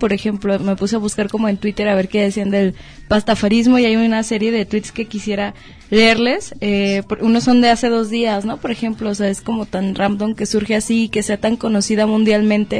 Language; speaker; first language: Spanish; native; Spanish